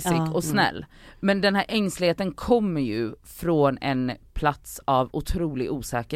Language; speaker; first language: Swedish; native; Swedish